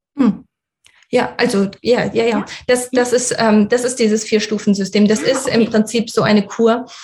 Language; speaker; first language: German; early bilingual, other home language; Russian